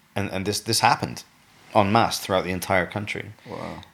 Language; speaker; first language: English; native; English